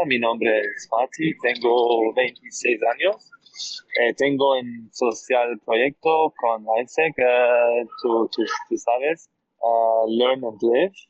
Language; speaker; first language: Spanish; non-native, learner; German